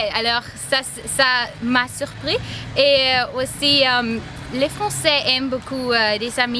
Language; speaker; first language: French; non-native, learner; English